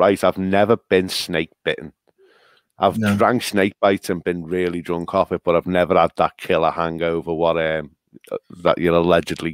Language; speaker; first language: English; native; English